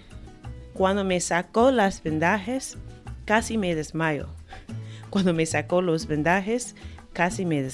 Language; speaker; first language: Spanish; non-native, fluent; English